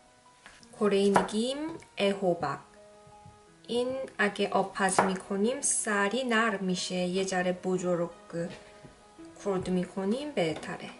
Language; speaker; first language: Persian; non-native, learner; Korean